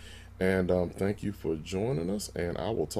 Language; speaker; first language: English; native; English